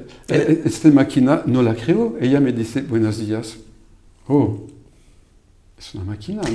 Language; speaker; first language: Spanish; non-native, fluent; French